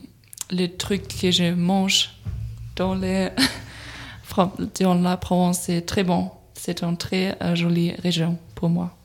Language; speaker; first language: French; non-native, learner; German